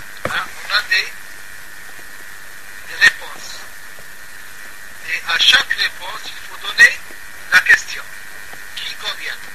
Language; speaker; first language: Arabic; non-native, fluent; French